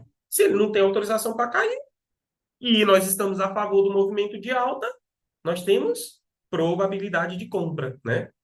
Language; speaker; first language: Portuguese; native; Portuguese